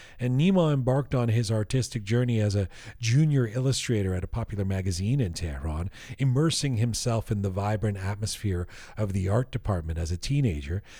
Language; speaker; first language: English; early bilingual, other home language; Persian